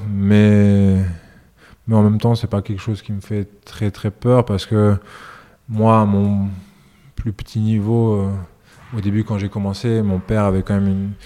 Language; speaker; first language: French; early bilingual, other home language; Serbian